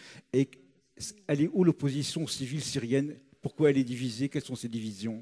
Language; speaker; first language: French; non-native, local second language; Arabic